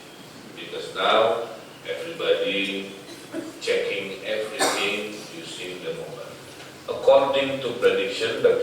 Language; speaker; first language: English; non-native, fluent; Indonesian